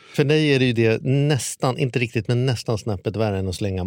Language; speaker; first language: Swedish; native; Swedish